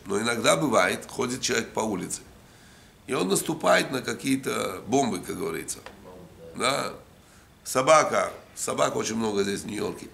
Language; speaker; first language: Russian; native; Russian